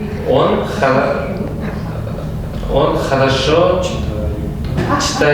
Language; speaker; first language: Russian; non-native, local second language; Kazakh